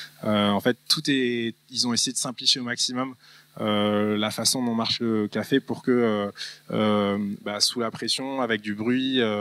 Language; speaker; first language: French; native; French